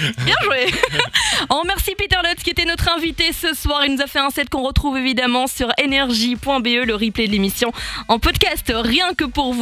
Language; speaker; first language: French; native; French